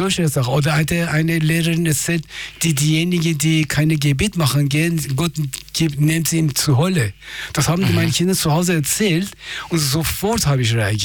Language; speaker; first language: German; non-native, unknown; Persian